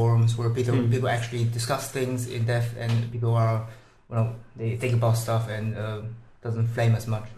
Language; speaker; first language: English; non-native, fluent; Chinese